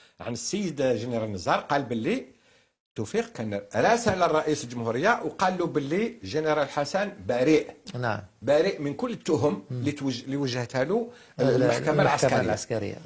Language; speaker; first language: Arabic; native; Arabic